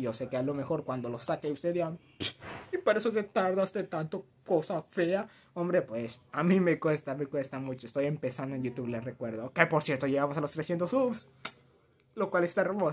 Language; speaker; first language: Spanish; native; Spanish